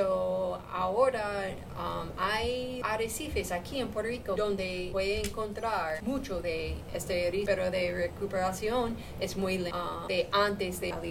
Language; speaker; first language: Spanish; non-native, learner; English